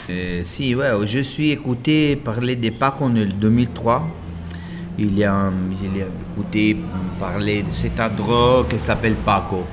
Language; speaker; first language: French; non-native, learner; Italian